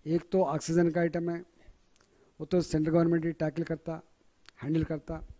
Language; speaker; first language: Hindi; non-native, local second language; Telugu